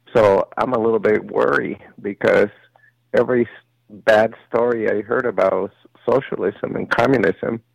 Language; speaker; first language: English; early bilingual, other home language; Spanish